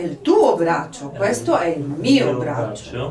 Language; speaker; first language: Italian; non-native, fluent; Polish